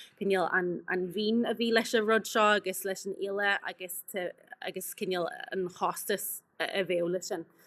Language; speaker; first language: Irish; native; Irish